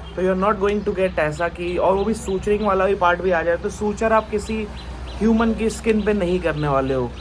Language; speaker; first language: Hindi; native; Hindi